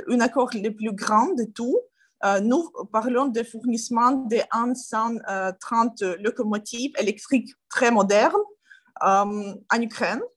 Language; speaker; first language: French; non-native, learner; Ukrainian